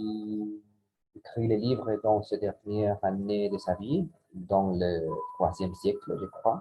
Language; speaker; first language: French; non-native, learner; Spanish